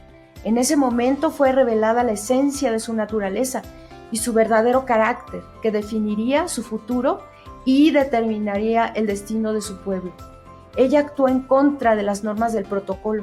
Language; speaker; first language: Spanish; native; Spanish